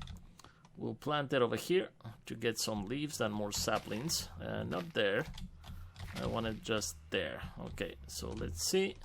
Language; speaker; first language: English; non-native, fluent; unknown